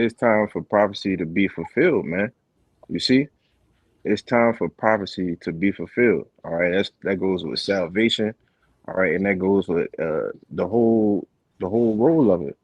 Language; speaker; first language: English; native; English